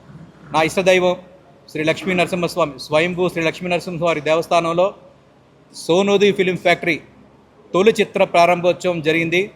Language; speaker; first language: Telugu; native; Telugu